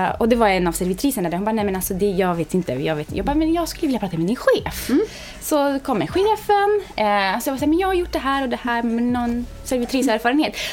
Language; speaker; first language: Swedish; non-native, fluent; Romanian